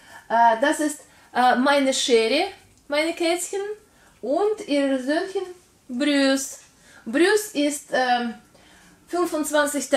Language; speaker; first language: German; non-native, learner; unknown